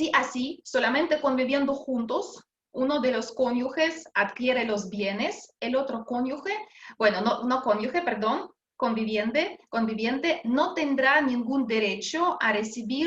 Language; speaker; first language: Spanish; non-native, fluent; Russian